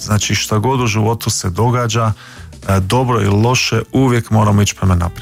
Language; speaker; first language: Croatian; early bilingual, heritage; Croatian